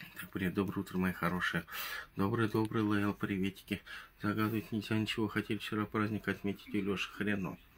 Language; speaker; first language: Russian; native; Russian